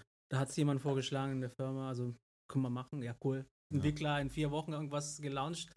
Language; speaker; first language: German; non-native, fluent; Spanish